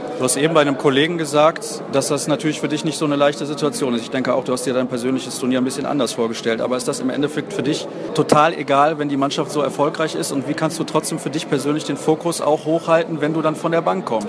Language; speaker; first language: German; native; German